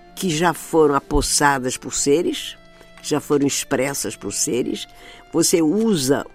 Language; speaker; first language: Portuguese; native; Portuguese